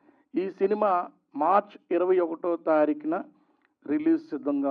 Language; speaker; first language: Telugu; native; Telugu